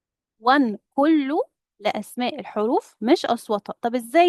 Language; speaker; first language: Arabic; native; Arabic